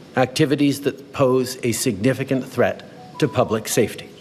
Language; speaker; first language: English; native; English